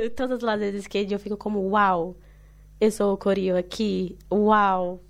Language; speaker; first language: Spanish; non-native, learner; Portuguese